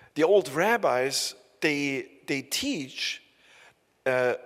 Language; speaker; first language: English; non-native, fluent; German